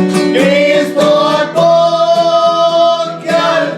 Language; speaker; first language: Spanish; native; Spanish